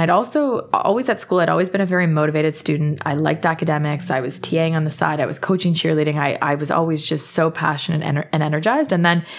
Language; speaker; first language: English; native; English